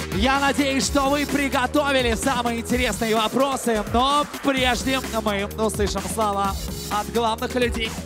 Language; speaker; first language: Russian; native; Russian